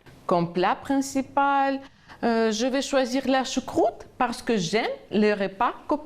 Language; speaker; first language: French; non-native, fluent; Ukrainian